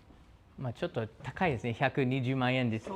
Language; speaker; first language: Japanese; non-native, learner; English